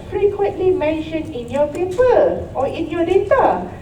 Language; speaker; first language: English; non-native, local second language; Malay